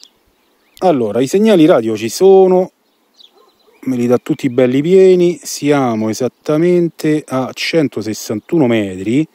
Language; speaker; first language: Italian; native; Italian